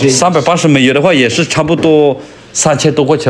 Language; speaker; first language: Chinese; native; Chinese